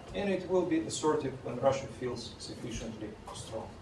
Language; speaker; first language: English; non-native, fluent; Russian